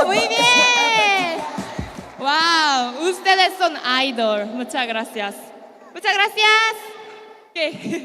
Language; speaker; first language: Spanish; non-native, learner; Korean